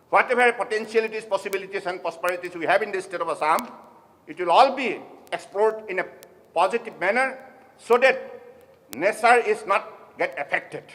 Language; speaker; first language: English; non-native, local second language; Assamese